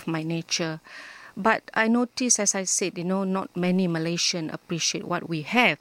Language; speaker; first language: English; non-native, local second language; Malay